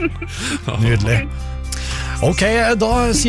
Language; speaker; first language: Norwegian; native; Norwegian